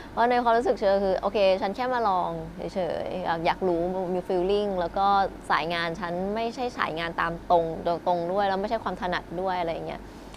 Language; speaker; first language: Thai; native; Thai